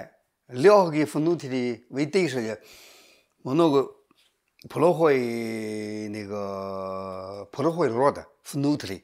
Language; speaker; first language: Russian; non-native, learner; Chinese